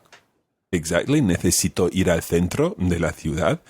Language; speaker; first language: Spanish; non-native, fluent; English